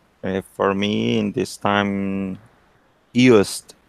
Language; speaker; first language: English; non-native, learner; Spanish